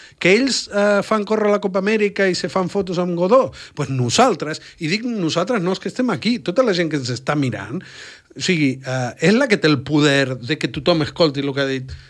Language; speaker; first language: Catalan; native; Catalan